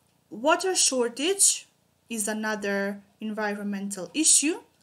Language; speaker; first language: English; non-native, fluent; Macedonian